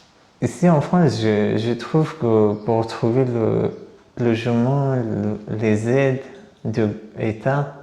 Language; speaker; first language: French; non-native, learner; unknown